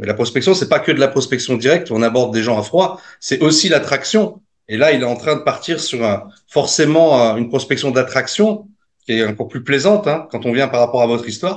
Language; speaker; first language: French; native; French